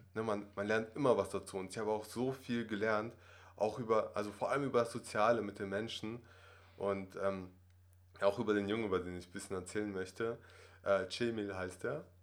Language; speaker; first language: German; early bilingual, other home language; Russian